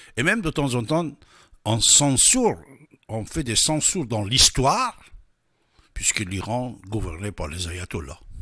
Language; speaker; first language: French; non-native, fluent; Persian